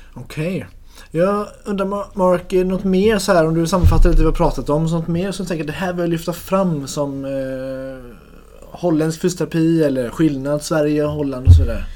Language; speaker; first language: Swedish; native; Swedish